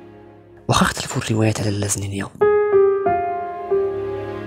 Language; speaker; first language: Arabic; native; Arabic